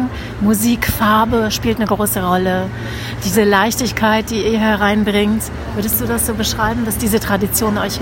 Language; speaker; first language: German; native; German